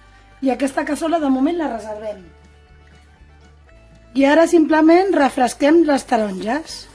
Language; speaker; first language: Catalan; native; Catalan